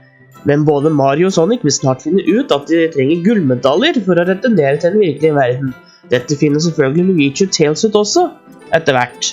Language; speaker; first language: Norwegian; native; Norwegian